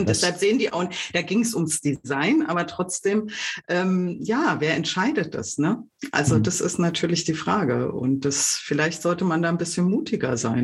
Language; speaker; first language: German; native; German